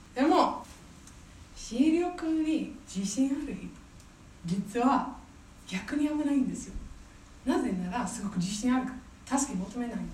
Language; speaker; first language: Japanese; non-native, fluent; English